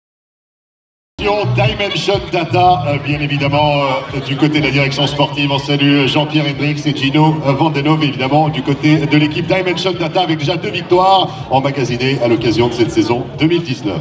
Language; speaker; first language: French; native; French